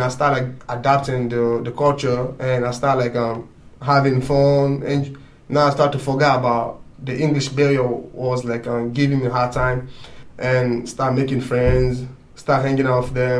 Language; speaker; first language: English; non-native, fluent; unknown